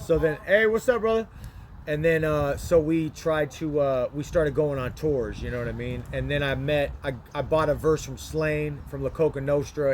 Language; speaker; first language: English; native; English